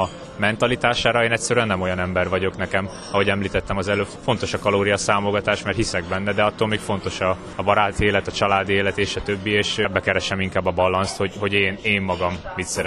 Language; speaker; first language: Hungarian; native; Hungarian